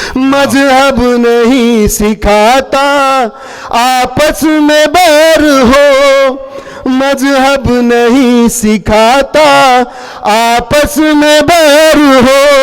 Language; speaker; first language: Hindi; non-native, local second language; Bhojpuri